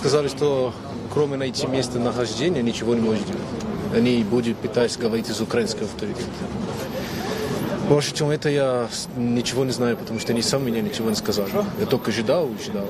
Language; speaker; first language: Russian; non-native, learner; Portuguese